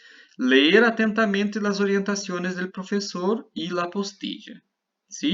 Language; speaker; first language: Spanish; non-native, fluent; Portuguese